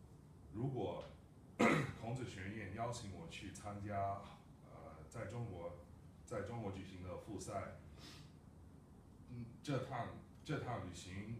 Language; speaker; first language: Chinese; non-native, fluent; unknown